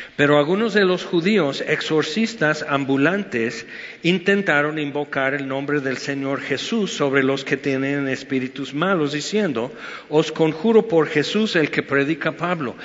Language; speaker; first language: Spanish; non-native, fluent; English